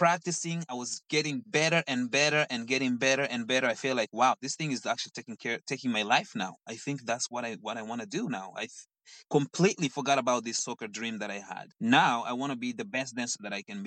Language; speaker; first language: English; non-native, fluent; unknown